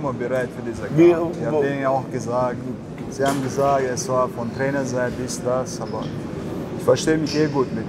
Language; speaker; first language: German; non-native, learner; Chechen